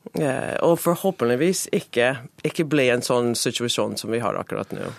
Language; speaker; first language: Norwegian; non-native, fluent; English